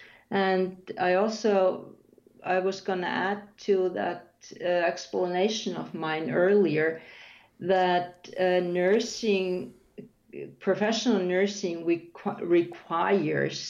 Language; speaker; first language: English; non-native, fluent; Icelandic